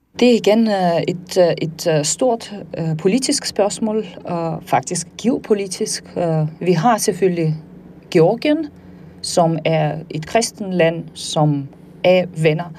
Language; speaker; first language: Danish; non-native, fluent; Armenian